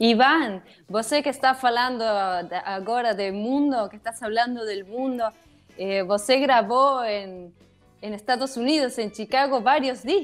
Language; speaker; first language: Portuguese; non-native, learner; Spanish